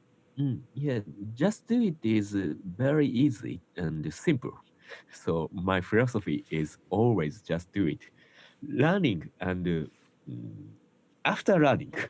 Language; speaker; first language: English; non-native, learner; Japanese